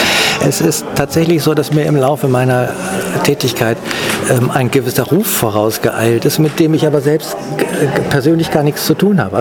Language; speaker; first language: German; native; German